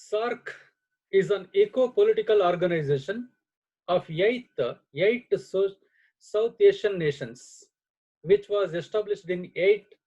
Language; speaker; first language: English; non-native, local second language; Kannada